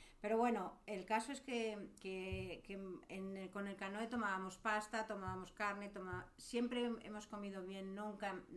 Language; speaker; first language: Spanish; native; Spanish